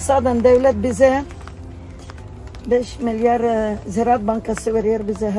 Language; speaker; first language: Turkish; non-native, local second language; Arabic